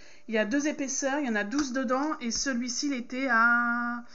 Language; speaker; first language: French; native; French